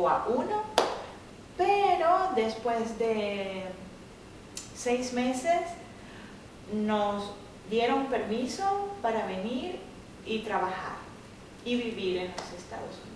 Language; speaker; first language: Spanish; native; Spanish